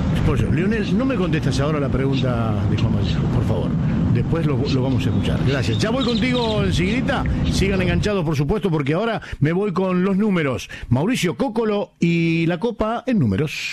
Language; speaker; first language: Spanish; native; Spanish